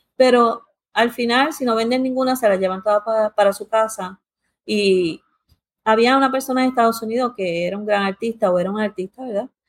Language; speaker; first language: Spanish; early bilingual, heritage; Spanish